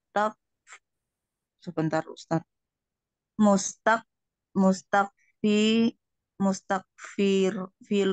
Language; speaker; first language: Arabic; non-native, learner; Indonesian